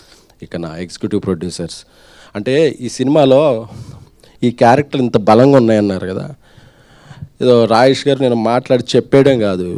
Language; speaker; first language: Telugu; native; Telugu